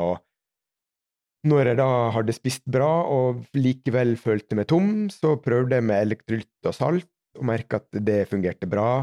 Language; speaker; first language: Norwegian; native; Norwegian